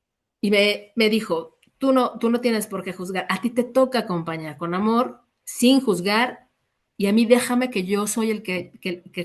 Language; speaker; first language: Spanish; native; Spanish